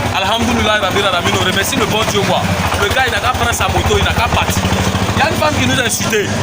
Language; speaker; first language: French; non-native, local second language; Bambara